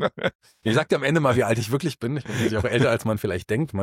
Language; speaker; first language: German; native; German